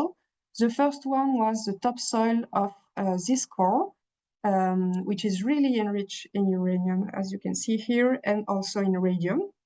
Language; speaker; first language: English; non-native, fluent; French